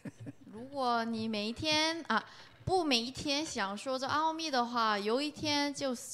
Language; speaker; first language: Chinese; non-native, learner; Korean